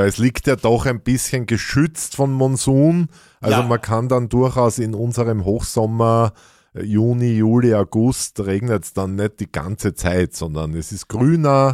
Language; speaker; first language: German; native; German